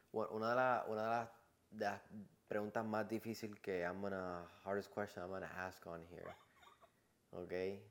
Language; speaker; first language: Spanish; early bilingual, other home language; English